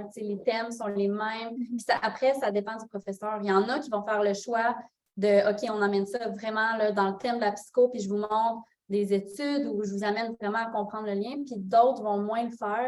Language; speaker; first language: French; native; French